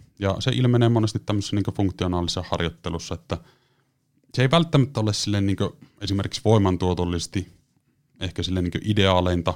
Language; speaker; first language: Finnish; native; Finnish